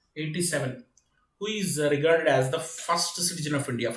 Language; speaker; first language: English; non-native, local second language; Telugu